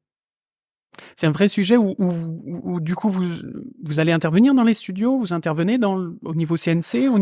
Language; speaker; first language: French; native; French